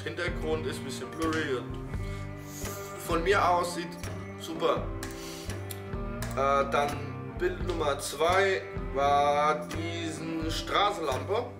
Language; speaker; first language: German; non-native, fluent; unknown